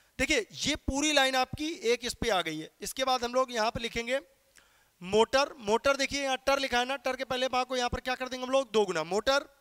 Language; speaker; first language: Hindi; native; Hindi